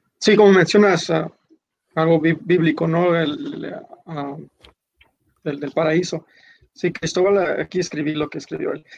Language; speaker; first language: Spanish; early bilingual, heritage; Spanish